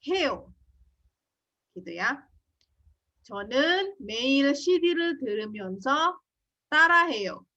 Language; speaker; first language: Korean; non-native, fluent; Indonesian